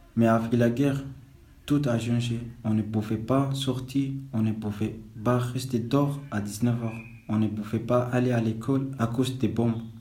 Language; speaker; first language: French; non-native, fluent; Somali